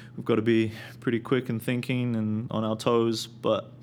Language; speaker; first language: English; native; English